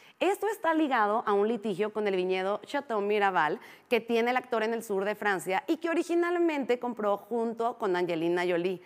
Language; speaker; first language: Spanish; native; Spanish